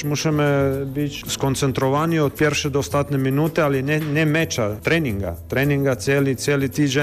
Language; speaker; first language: Polish; non-native, learner; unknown